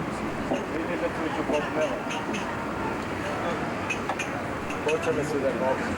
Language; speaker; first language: Bosnian; native; Bosnian